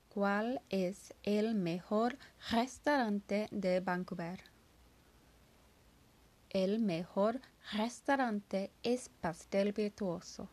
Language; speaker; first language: Spanish; non-native, learner; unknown